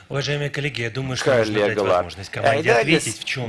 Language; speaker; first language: Russian; native; Russian